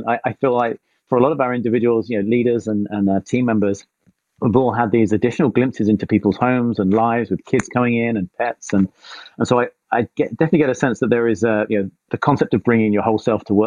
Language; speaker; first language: English; native; English